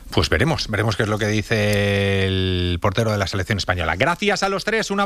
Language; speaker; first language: Spanish; native; Spanish